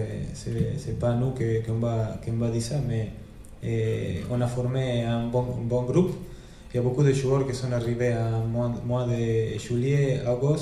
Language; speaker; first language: French; non-native, learner; Spanish